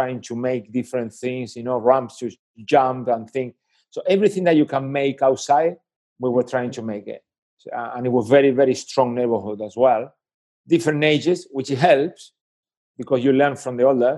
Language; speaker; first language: English; non-native, fluent; Spanish